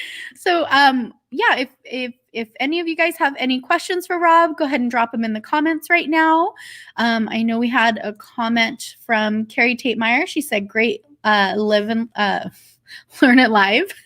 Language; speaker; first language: English; native; English